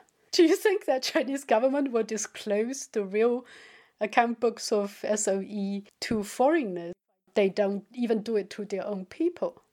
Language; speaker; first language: English; non-native, fluent; Chinese